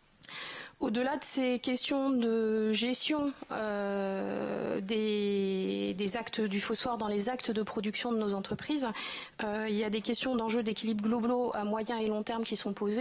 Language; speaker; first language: French; native; French